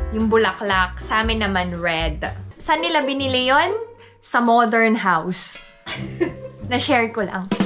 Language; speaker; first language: Filipino; native; Filipino